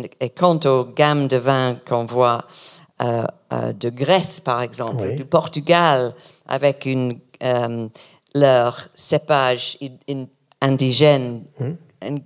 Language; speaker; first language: French; non-native, learner; English